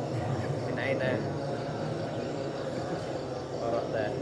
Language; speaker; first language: Arabic; non-native, fluent; Indonesian